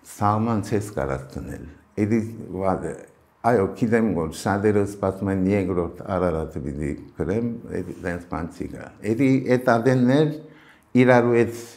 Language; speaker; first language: Armenian; early bilingual, heritage; Armenian